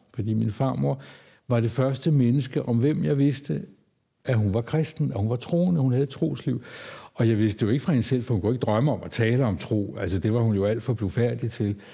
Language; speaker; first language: Danish; native; Danish